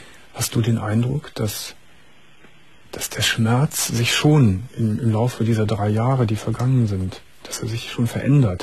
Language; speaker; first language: German; native; German